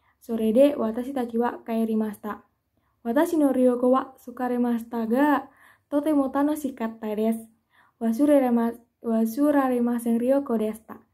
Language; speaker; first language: Japanese; non-native, learner; Indonesian